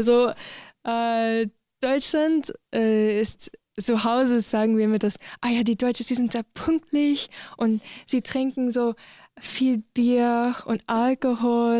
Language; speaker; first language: German; non-native, learner; English